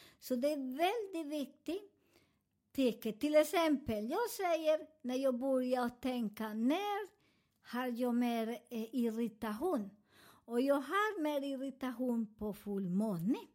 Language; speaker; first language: Swedish; non-native, fluent; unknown